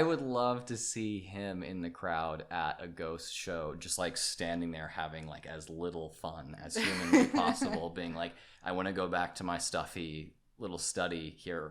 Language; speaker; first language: English; native; English